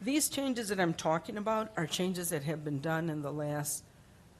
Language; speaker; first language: English; early bilingual, other home language; Spanish